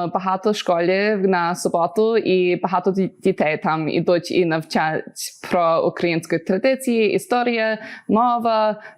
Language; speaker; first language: Ukrainian; early bilingual, other home language; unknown